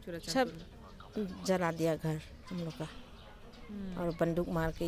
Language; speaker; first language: Hindi; non-native, local second language; Manipuri